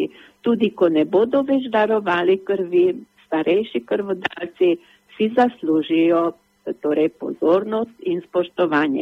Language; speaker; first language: Slovenian; native; Slovenian